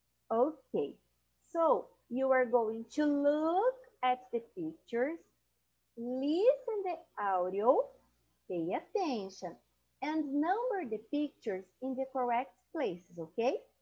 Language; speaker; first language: English; non-native, fluent; Portuguese